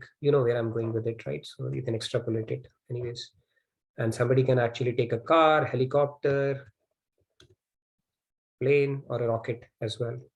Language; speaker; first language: English; non-native, local second language; Hindi